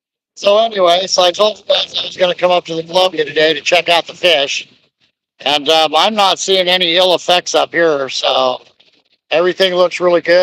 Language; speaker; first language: English; native; English